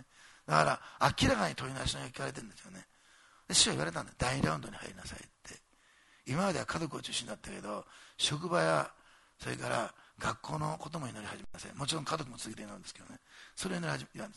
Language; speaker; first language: Japanese; native; Japanese